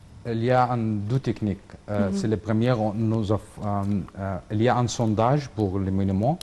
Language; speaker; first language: French; non-native, learner; Arabic